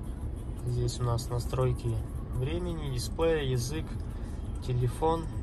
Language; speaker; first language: Russian; native; Russian